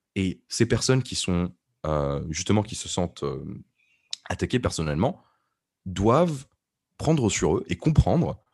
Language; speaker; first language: French; non-native, local second language; Arabic